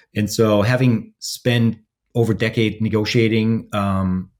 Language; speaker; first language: English; non-native, fluent; German